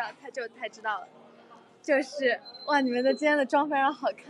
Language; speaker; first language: Chinese; native; Chinese